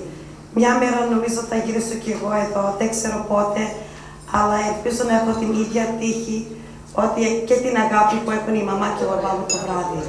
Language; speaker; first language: Greek; early bilingual, heritage; Greek